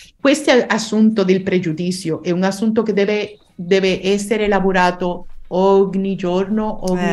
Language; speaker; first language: Italian; non-native, learner; Spanish